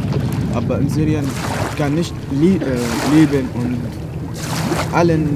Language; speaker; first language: German; non-native, learner; Arabic